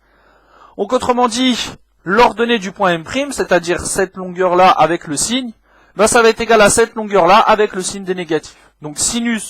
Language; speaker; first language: French; native; French